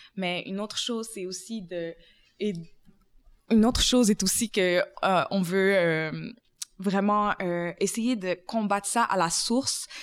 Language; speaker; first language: French; native; French